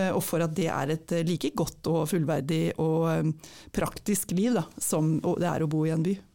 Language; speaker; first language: Norwegian; native; Norwegian